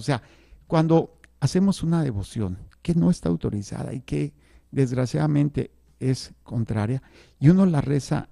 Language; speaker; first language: Spanish; native; Spanish